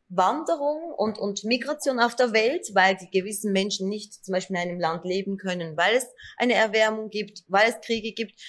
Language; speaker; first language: German; early bilingual, other home language; Kurdish